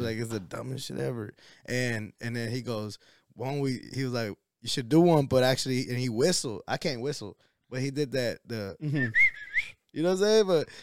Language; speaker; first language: English; early bilingual, other home language; Spanish